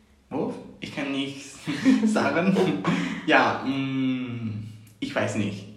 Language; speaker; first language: German; non-native, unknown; Spanish